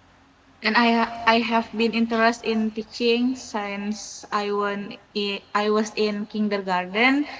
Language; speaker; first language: English; non-native, learner; Indonesian